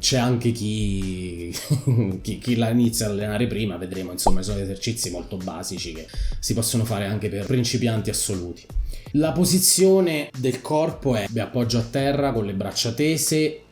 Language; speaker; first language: Italian; native; Italian